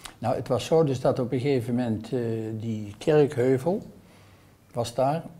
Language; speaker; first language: Dutch; native; Dutch